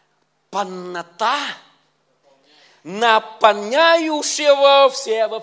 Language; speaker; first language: Russian; non-native, learner; Vietnamese